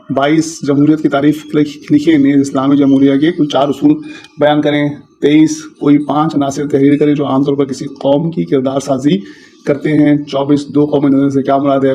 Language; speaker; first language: Urdu; native; Urdu